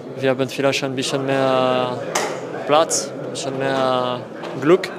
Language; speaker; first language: German; non-native, learner; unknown